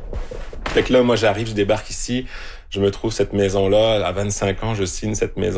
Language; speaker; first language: French; native; French